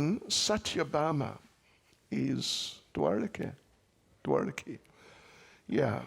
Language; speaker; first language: Russian; non-native, learner; English